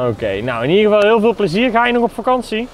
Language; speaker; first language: Dutch; native; Dutch